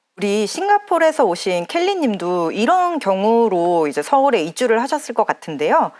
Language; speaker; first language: Korean; native; Korean